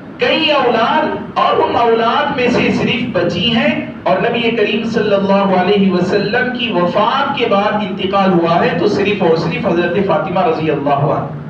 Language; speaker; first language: Urdu; native; Urdu